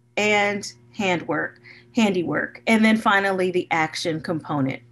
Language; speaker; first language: English; native; English